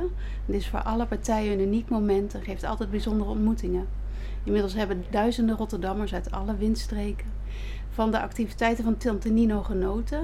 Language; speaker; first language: Dutch; native; Dutch